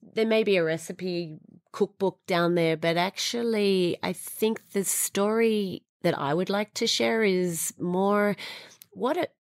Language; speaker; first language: English; native; English